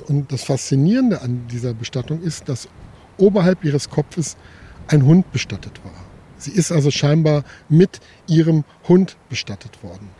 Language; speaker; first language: German; native; German